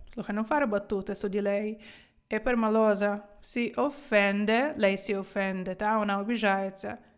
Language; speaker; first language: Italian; non-native, fluent; Ukrainian